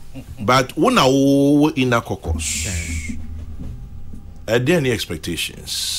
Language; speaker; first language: English; non-native, local second language; Akan